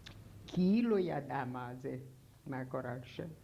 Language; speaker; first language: Hebrew; non-native, fluent; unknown